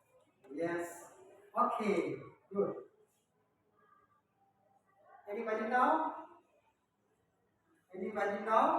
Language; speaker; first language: English; non-native, learner; Indonesian